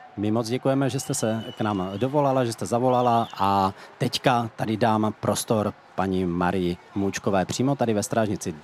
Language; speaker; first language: Czech; native; Czech